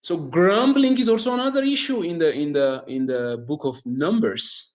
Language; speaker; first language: English; non-native, local second language; Amharic